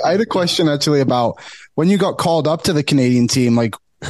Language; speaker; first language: English; native; English